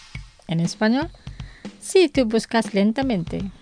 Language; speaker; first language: Spanish; non-native, fluent; Indonesian